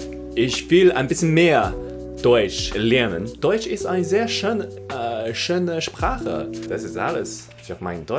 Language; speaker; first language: German; non-native, learner; Chinese